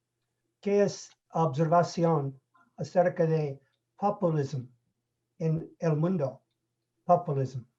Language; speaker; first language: Spanish; non-native, learner; English